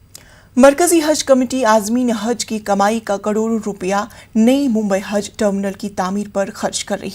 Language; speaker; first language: Hindi; native; Hindi